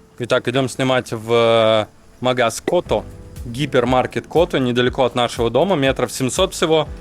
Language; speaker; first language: Russian; native; Russian